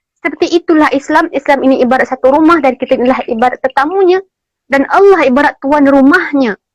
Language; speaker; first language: Malay; native; Malay